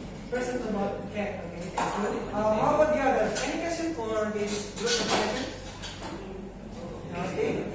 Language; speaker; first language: English; non-native, local second language; Indonesian